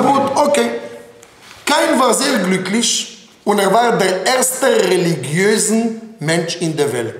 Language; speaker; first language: German; non-native, fluent; Hebrew